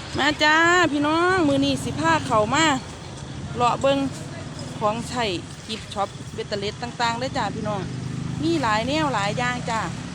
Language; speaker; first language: Thai; native; Thai